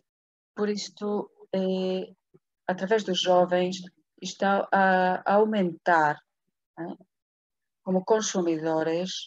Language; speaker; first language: Spanish; non-native, fluent; Portuguese